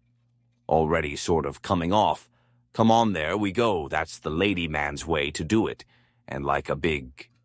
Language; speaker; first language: English; native; English